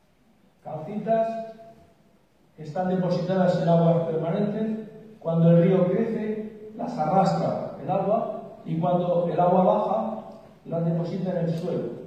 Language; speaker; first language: Spanish; native; Spanish